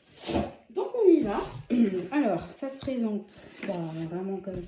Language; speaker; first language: French; native; French